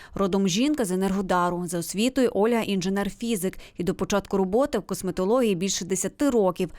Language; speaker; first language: Ukrainian; native; Ukrainian